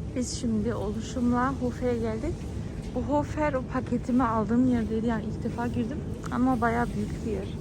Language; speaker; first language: Turkish; early bilingual, heritage; Turkish